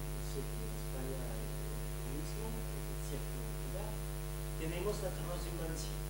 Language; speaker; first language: Spanish; non-native, fluent; French